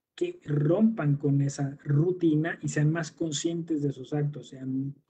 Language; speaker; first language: Spanish; native; Spanish